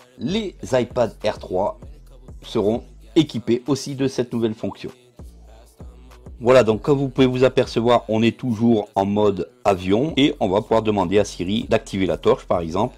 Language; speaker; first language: French; native; French